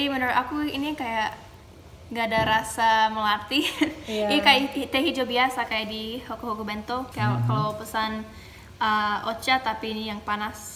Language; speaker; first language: Indonesian; non-native, fluent; English